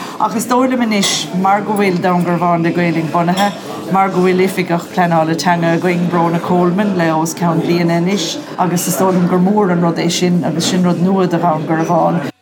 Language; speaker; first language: Irish; native; Irish